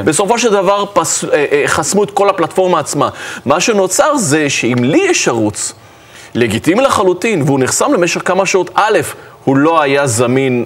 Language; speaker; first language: Hebrew; native; Hebrew